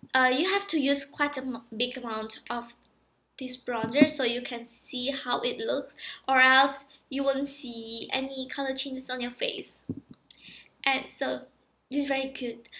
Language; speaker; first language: English; non-native, fluent; Indonesian